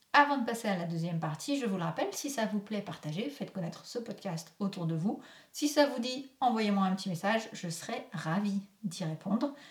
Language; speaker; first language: French; native; French